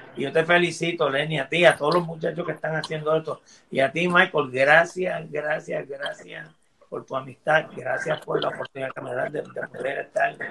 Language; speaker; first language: Spanish; early bilingual, heritage; Spanish